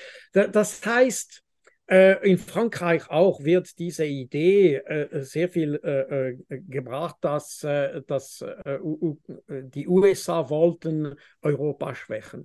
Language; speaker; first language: German; non-native, fluent; French